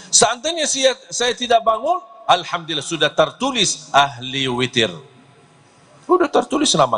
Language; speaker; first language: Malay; non-native, fluent; Arabic